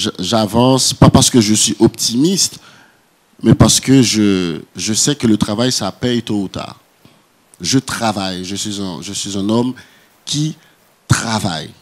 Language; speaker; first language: French; non-native, local second language; Haitian Creole